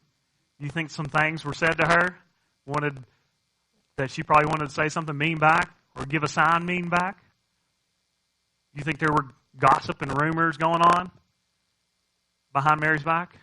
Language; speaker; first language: English; native; English